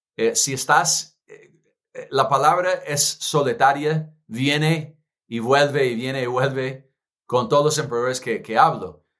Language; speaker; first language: Spanish; non-native, fluent; English